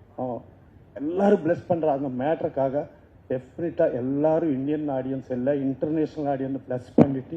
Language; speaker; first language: Tamil; non-native, learner; Telugu